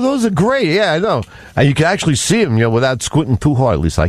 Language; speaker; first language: English; native; English